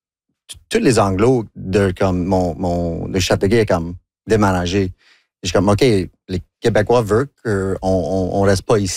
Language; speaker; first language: French; non-native, local second language; English